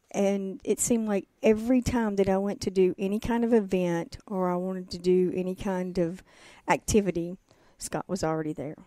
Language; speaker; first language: English; native; English